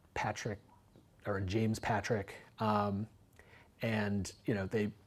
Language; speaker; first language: English; native; English